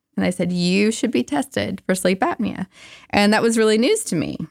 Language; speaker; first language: English; native; English